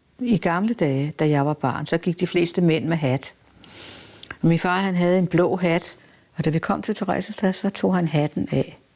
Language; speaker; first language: Danish; native; Danish